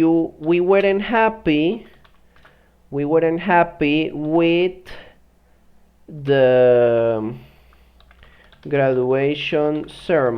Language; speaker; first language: English; non-native, fluent; Spanish